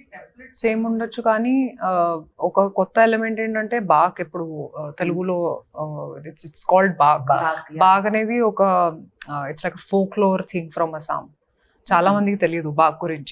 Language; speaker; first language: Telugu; non-native, fluent; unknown